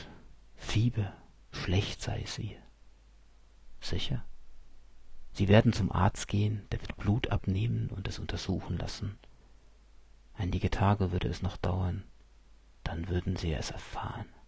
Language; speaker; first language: German; native; German